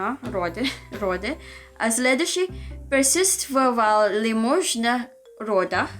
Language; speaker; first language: Russian; non-native, learner; Filipino